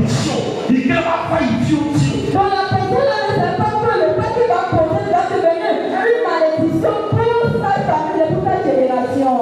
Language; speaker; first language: French; native; French